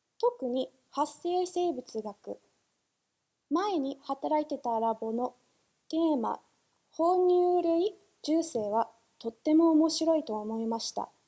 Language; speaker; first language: Japanese; non-native, fluent; English